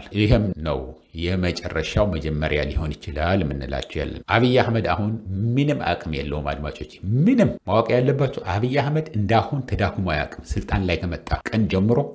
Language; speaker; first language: Amharic; non-native, local second language; Tigrinya